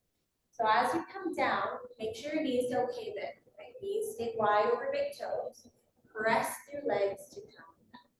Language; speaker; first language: English; native; English